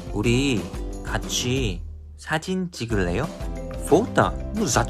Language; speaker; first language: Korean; non-native, learner; Russian